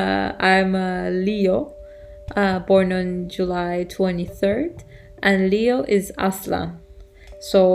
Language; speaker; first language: English; non-native, fluent; Turkish